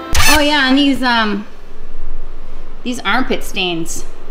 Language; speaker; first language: English; native; English